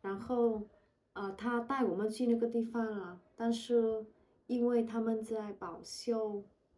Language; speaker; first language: Chinese; non-native, learner; Vietnamese